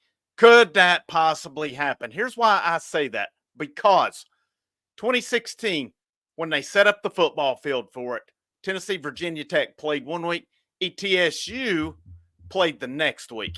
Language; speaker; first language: English; native; English